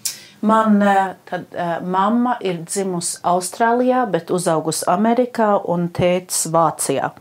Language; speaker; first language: Latvian; early bilingual, heritage; Latvian